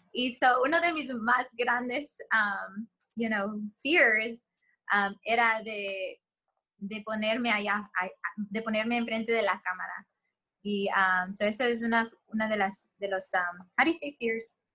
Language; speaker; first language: Spanish; early bilingual, heritage; Spanish